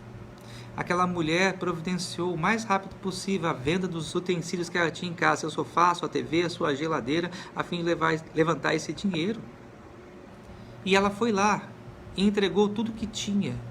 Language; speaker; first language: Portuguese; native; Portuguese